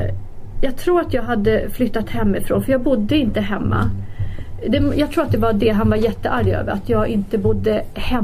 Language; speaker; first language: Swedish; early bilingual, other home language; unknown